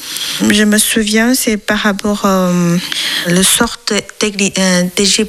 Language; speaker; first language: French; non-native, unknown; Chinese